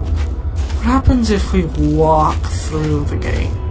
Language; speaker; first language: English; native; English